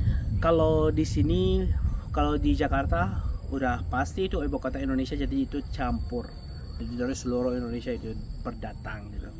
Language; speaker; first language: Indonesian; non-native, fluent; Arabic